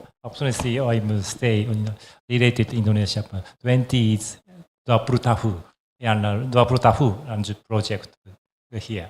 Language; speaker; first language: English; non-native, learner; Japanese